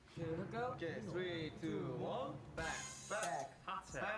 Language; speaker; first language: English; non-native, learner; French